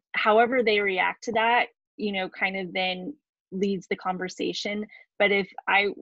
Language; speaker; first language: English; native; English